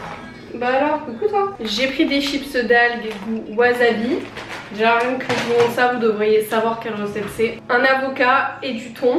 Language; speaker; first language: French; native; French